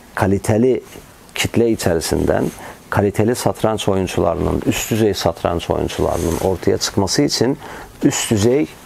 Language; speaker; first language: Turkish; non-native, fluent; Azerbaijani